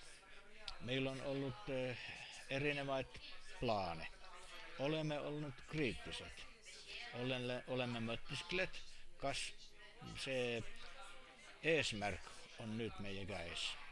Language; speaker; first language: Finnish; non-native, learner; Estonian